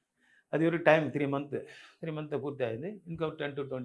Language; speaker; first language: Telugu; non-native, local second language; Tamil